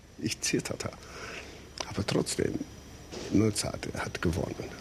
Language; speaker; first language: German; non-native, fluent; English